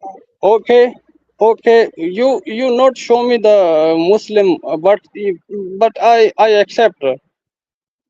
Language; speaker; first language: English; non-native, learner; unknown